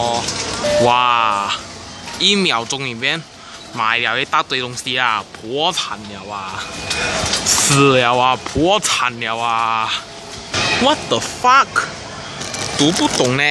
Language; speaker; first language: Chinese; native; Chinese